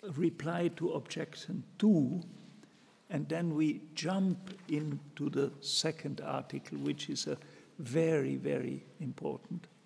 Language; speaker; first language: English; non-native, fluent; German